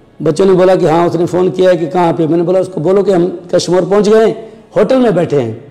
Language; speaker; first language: Urdu; non-native, local second language; Sindhi